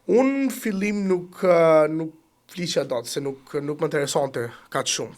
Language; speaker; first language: Albanian; early bilingual, heritage; Italian